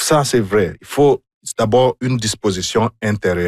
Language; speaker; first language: French; non-native, fluent; Igbo